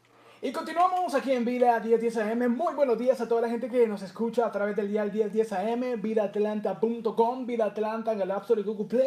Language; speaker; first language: Spanish; native; Spanish